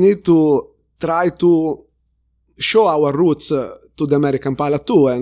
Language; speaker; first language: English; non-native, fluent; Italian